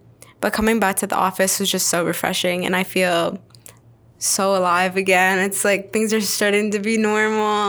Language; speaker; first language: English; non-native, fluent; Arabic